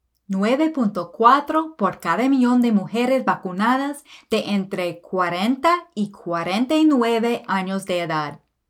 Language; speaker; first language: Spanish; non-native, fluent; English